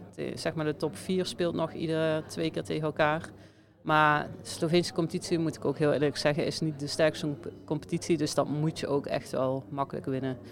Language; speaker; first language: Dutch; native; Dutch